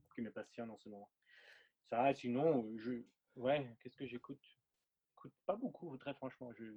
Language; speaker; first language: French; non-native, fluent; German